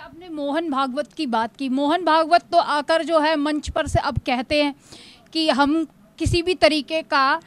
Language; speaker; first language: Hindi; native; Hindi